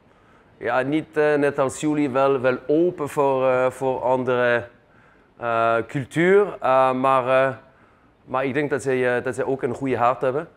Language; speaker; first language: Dutch; non-native, fluent; German